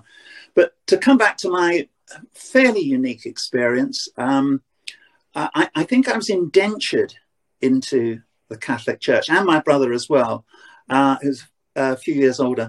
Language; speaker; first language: English; native; English